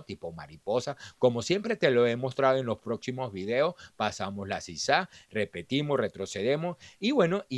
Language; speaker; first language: Spanish; native; Spanish